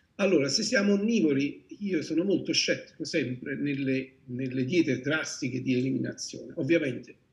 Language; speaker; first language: Italian; native; Italian